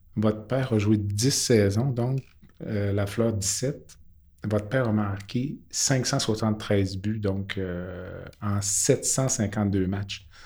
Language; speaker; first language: French; native; French